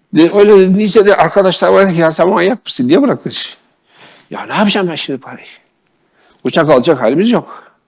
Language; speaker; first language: Turkish; native; Turkish